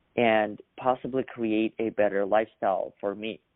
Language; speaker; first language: English; early bilingual, other home language; Russian